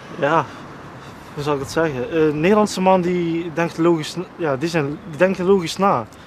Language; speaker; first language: Dutch; early bilingual, other home language; Polish